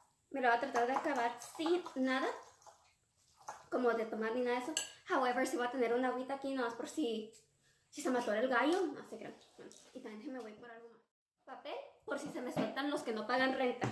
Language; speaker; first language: Spanish; early bilingual, heritage; Spanish